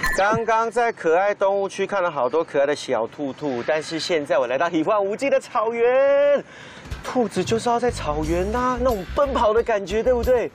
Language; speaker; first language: Chinese; native; Chinese